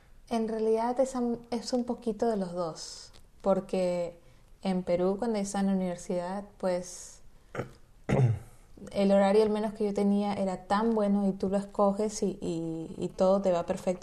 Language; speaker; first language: Spanish; native; Spanish